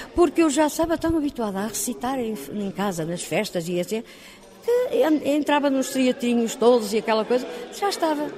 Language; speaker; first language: Portuguese; native; Portuguese